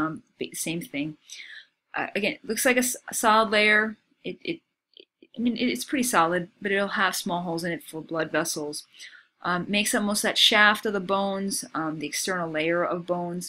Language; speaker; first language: English; native; English